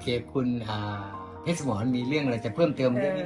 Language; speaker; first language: Thai; native; Thai